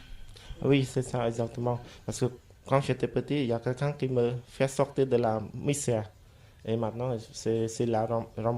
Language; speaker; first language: French; non-native, fluent; Khmer